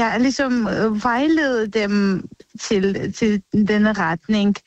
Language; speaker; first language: Danish; non-native, fluent; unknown